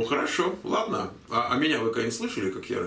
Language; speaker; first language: Russian; native; Russian